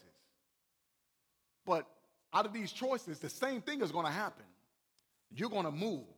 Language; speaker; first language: English; native; English